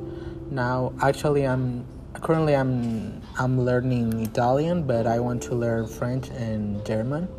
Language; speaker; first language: English; non-native, learner; Spanish